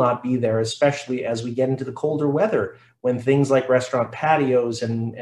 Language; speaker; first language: English; native; English